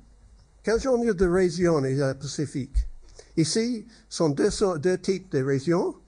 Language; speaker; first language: French; non-native, learner; English